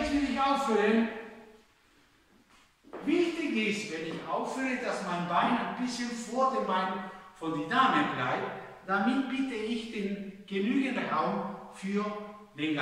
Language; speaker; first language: German; non-native, fluent; Spanish